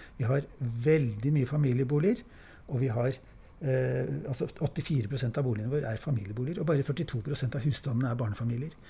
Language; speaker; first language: Norwegian; native; Norwegian